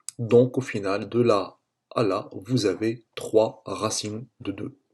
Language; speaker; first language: French; native; French